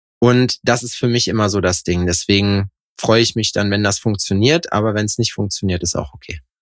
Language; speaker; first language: German; native; German